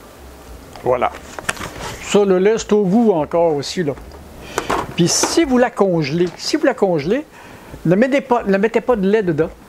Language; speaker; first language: French; native; French